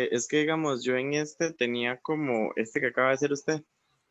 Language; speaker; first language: Spanish; native; Spanish